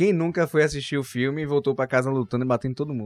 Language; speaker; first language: Portuguese; native; Portuguese